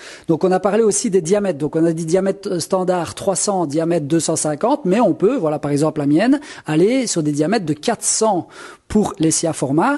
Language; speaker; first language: French; native; French